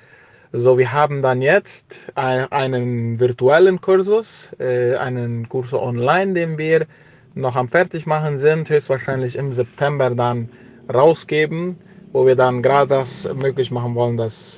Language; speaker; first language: German; early bilingual, heritage; German